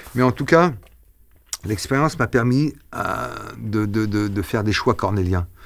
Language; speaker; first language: French; early bilingual, other home language; Arabic